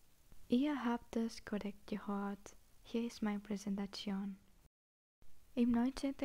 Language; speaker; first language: German; non-native, learner; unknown